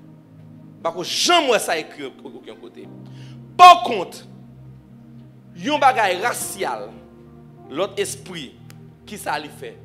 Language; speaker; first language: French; non-native, local second language; Haitian Creole